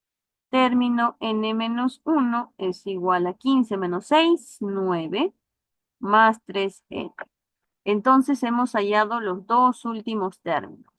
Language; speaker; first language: Spanish; native; Spanish